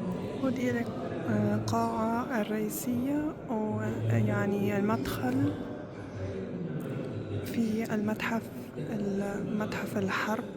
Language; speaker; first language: Arabic; non-native, fluent; German